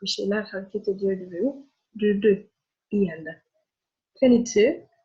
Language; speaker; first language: Turkish; non-native, learner; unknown